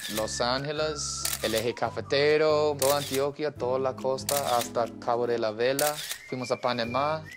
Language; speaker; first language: Spanish; non-native, fluent; English